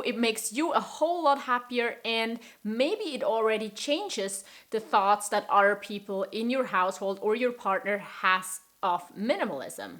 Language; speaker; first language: English; non-native, fluent; German